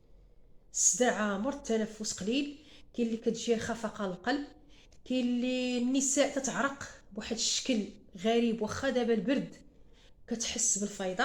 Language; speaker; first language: Arabic; native; Arabic